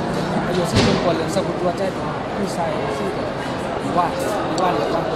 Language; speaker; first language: Chinese; non-native, learner; Lao